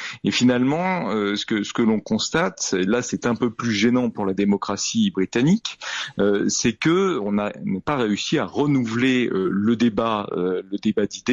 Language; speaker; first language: French; native; French